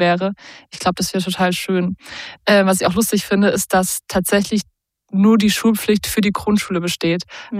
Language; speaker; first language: German; native; German